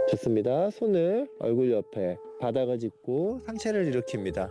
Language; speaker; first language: Korean; native; Korean